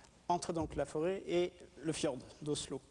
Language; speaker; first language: French; non-native, fluent; Norwegian